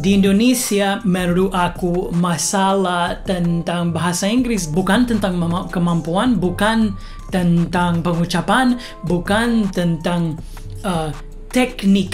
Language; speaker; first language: Indonesian; non-native, fluent; English